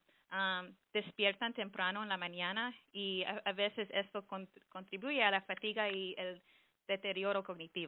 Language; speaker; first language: Spanish; early bilingual, heritage; Spanish